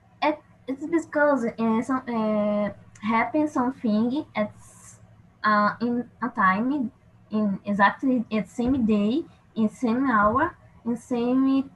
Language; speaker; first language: English; non-native, learner; Portuguese